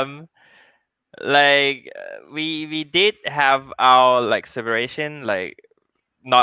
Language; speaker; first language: English; non-native, learner; Thai